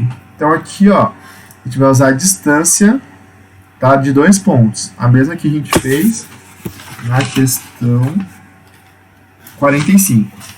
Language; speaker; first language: Portuguese; native; Portuguese